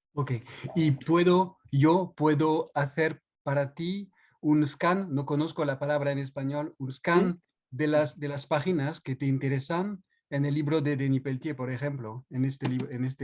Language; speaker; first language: Spanish; non-native, fluent; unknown